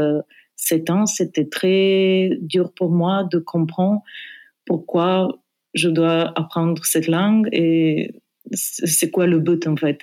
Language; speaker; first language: French; non-native, fluent; Bulgarian